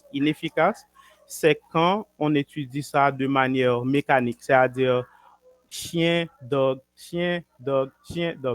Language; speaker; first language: French; non-native, local second language; Haitian Creole